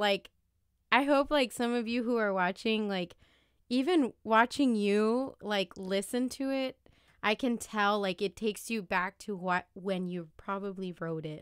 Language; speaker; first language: English; early bilingual, other home language; Spanish